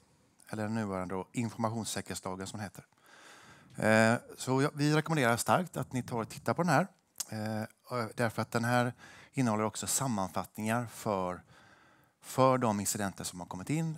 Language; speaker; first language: Swedish; native; Swedish